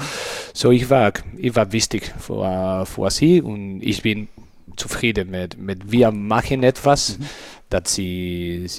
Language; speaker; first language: German; non-native, learner; Spanish